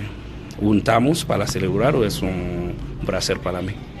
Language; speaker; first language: Spanish; non-native, learner; Haitian Creole